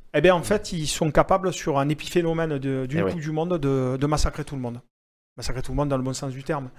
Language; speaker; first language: French; native; French